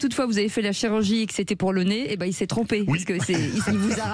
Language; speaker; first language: French; native; French